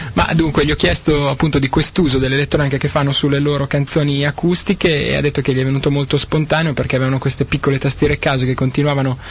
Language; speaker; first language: Italian; native; Italian